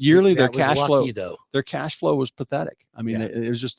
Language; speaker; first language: English; native; English